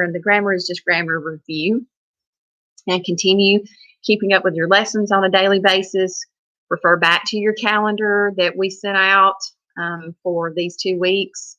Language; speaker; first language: English; native; English